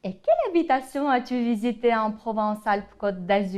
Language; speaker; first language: French; non-native, fluent; Ukrainian